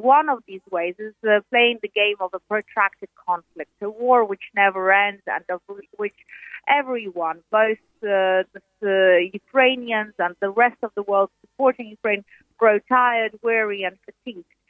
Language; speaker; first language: English; non-native, fluent; Ukrainian